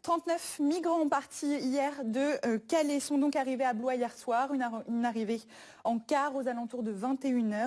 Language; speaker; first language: French; native; French